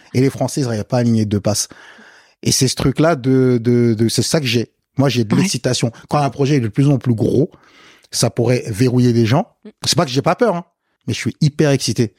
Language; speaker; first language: French; early bilingual, other home language; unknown